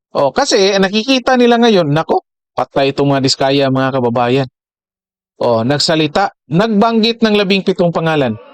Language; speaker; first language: Filipino; native; Filipino